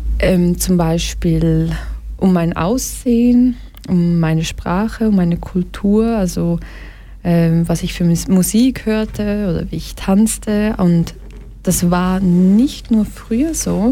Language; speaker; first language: German; early bilingual, other home language; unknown